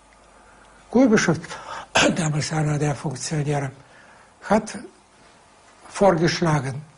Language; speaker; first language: German; non-native, fluent; Russian